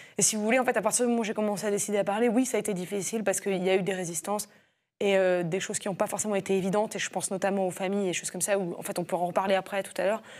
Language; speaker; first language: French; native; French